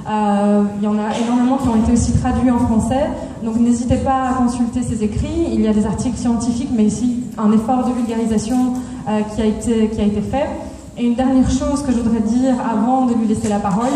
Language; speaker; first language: French; native; French